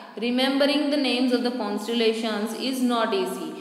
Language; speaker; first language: English; non-native, local second language; Hindi